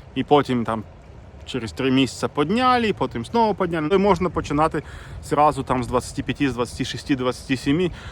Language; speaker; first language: Ukrainian; non-native, local second language; Russian